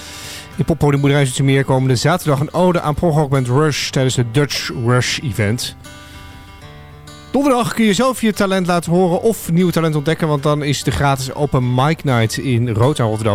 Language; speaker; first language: Dutch; native; Dutch